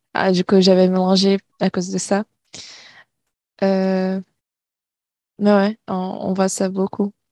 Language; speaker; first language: French; non-native, learner; Portuguese